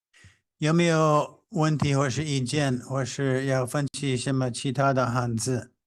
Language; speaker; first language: Chinese; non-native, fluent; English